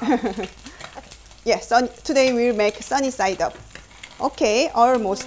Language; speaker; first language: English; non-native, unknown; Korean